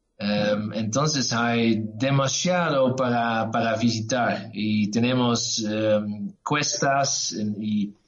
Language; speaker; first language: Spanish; non-native, learner; Dutch